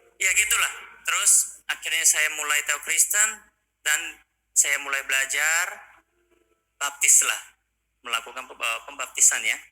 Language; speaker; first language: Indonesian; non-native, fluent; Korean